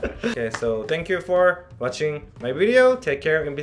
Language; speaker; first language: English; non-native, learner; Korean